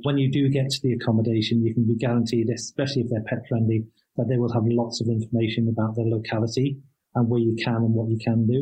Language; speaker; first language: English; native; English